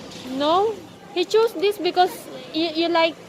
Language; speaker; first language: English; non-native, local second language; Filipino